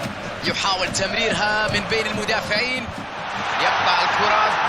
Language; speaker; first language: Arabic; native; Arabic